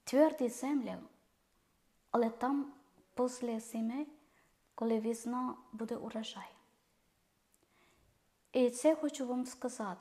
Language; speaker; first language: Ukrainian; non-native, learner; Malayalam